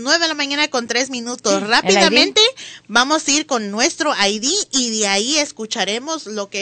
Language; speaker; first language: Spanish; early bilingual, heritage; Spanish